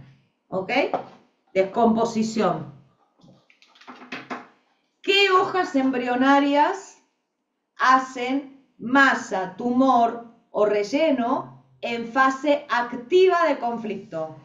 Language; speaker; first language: Spanish; native; Spanish